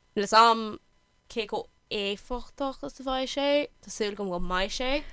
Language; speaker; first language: Irish; non-native, local second language; English